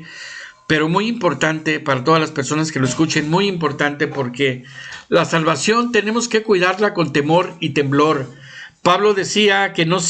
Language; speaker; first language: Spanish; native; Spanish